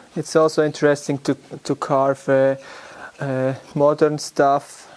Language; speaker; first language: English; non-native, learner; German